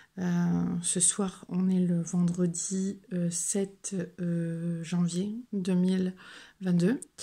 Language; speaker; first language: French; native; French